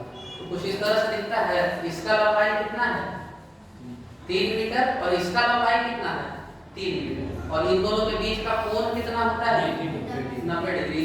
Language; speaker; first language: Hindi; native; Hindi